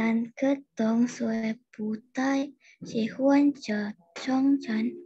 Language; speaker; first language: Chinese; non-native, learner; Indonesian